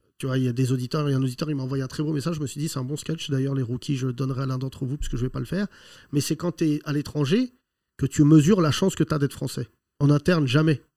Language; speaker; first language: French; native; French